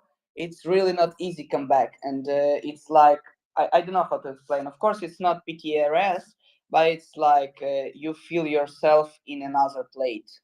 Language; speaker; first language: English; non-native, learner; Ukrainian